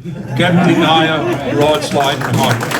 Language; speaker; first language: German; early bilingual, heritage; English